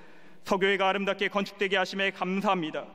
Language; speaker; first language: Korean; native; Korean